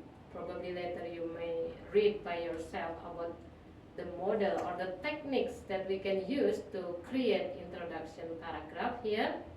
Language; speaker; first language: English; non-native, fluent; Indonesian